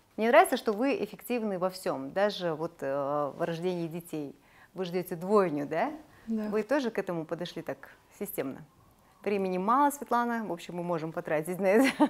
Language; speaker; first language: Russian; native; Russian